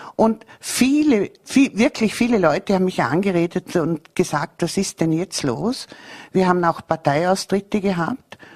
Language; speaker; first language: German; native; German